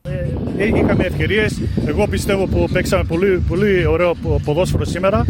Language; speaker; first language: Greek; early bilingual, heritage; English